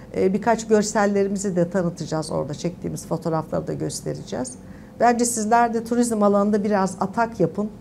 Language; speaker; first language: Turkish; native; Turkish